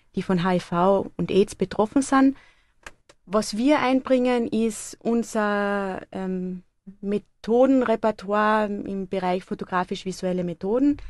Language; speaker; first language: German; native; German